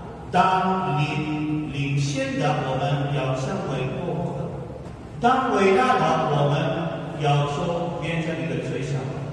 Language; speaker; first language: Chinese; non-native, fluent; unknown